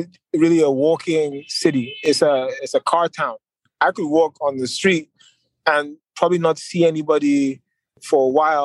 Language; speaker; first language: English; non-native, local second language; Yoruba